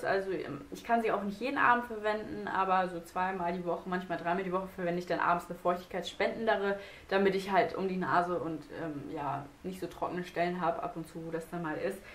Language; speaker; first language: German; native; German